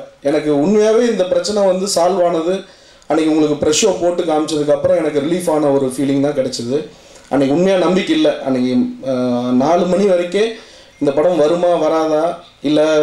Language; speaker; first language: Tamil; native; Tamil